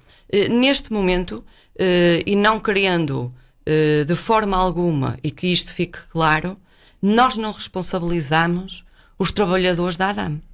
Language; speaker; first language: Portuguese; native; Portuguese